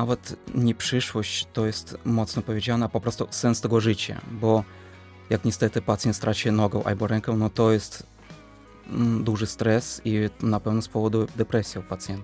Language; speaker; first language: Polish; non-native, fluent; Russian